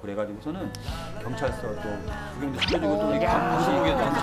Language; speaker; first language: Korean; native; Korean